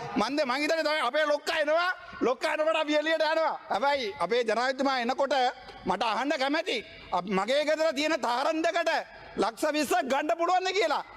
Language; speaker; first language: Sinhala; non-native, local second language; Tamil